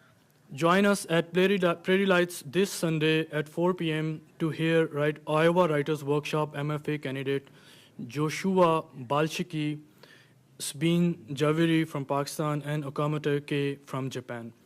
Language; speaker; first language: English; non-native, fluent; Spanish